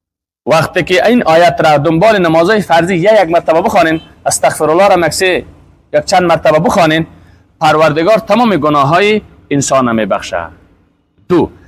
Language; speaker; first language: Persian; native; Persian